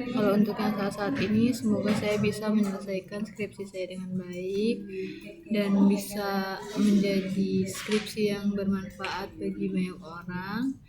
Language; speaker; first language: Indonesian; native; Indonesian